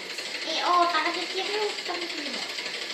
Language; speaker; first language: French; native; French